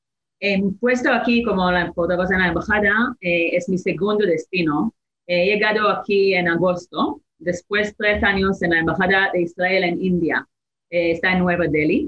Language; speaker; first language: Spanish; non-native, fluent; Hebrew